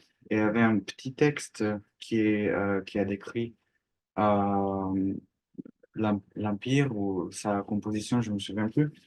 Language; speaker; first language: French; non-native, learner; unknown